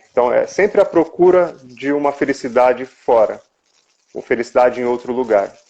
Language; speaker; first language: Portuguese; native; Portuguese